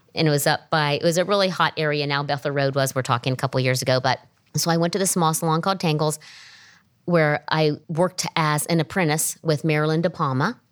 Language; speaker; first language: English; native; English